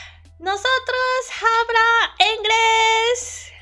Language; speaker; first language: Spanish; non-native, learner; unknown